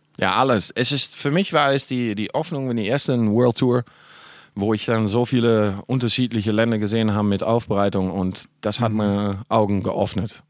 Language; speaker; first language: German; non-native, fluent; Dutch